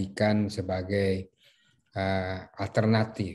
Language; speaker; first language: Indonesian; native; Indonesian